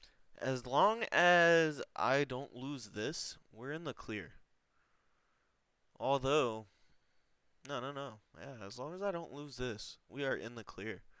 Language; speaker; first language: English; native; English